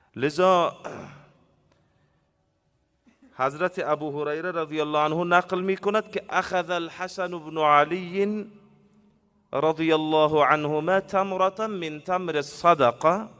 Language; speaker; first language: Persian; native; Persian